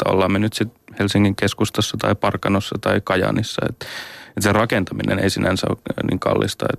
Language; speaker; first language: Finnish; native; Finnish